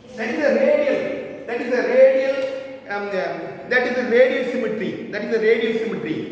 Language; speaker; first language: English; non-native, local second language; Tamil